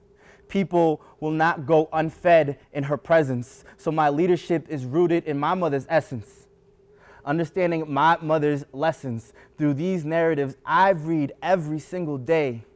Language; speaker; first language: English; early bilingual, other home language; Spanish